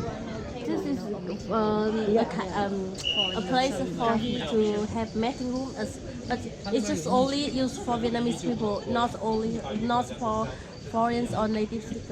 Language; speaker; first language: English; non-native, learner; Vietnamese